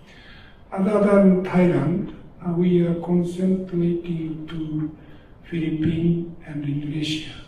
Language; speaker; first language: English; non-native, learner; Japanese